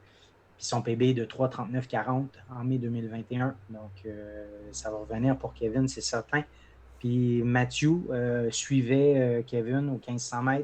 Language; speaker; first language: French; native; French